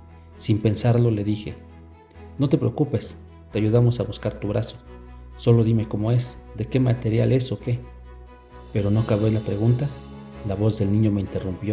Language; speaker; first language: Spanish; native; Spanish